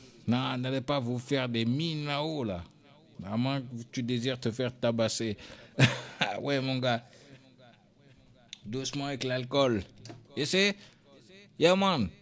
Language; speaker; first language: French; native; French